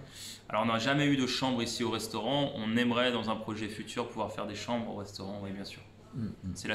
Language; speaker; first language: French; native; French